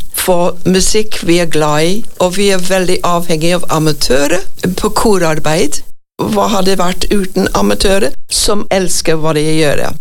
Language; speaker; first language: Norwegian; non-native, fluent; English